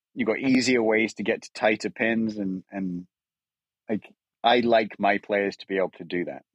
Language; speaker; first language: English; native; English